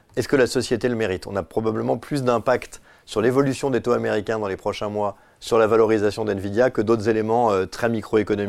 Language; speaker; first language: French; native; French